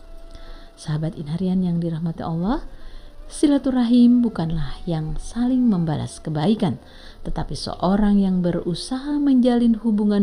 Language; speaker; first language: Indonesian; native; Indonesian